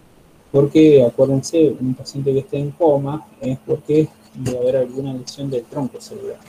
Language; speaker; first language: Spanish; native; Spanish